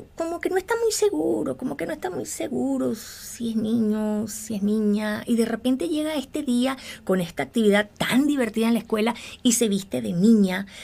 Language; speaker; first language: Spanish; native; Spanish